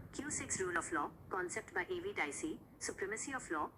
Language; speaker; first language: English; non-native, local second language; Marathi